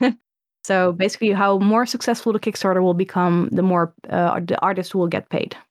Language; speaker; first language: English; early bilingual, other home language; Dutch